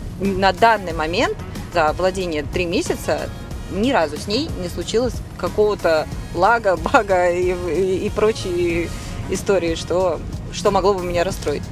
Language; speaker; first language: Russian; native; Russian